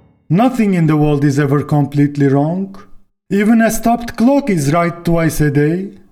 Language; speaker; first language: English; non-native, fluent; Turkish